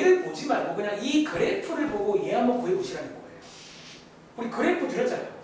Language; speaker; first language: Korean; native; Korean